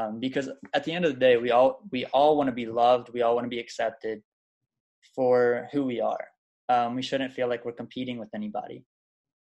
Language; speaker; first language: English; early bilingual, other home language; German